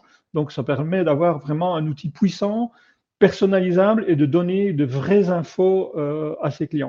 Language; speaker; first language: French; native; French